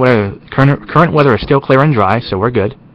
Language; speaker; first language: English; native; English